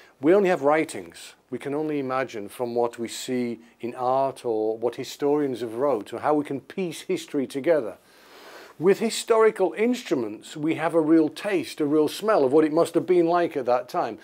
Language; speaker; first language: English; native; English